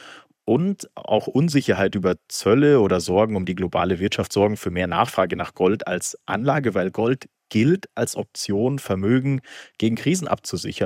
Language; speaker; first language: German; native; German